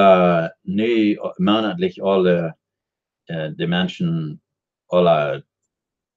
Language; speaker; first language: German; non-native, learner; Dutch